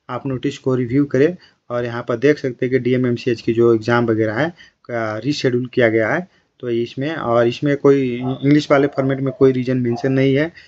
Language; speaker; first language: Hindi; non-native, local second language; Bhojpuri